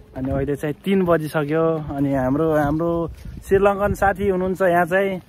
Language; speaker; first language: Nepali; native; Nepali